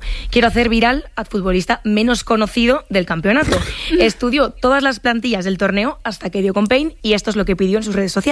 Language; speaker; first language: Spanish; native; Spanish